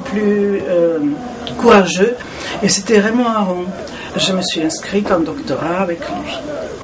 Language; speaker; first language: French; non-native, fluent; Serbian